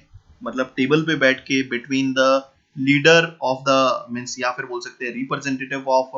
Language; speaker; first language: Hindi; native; Hindi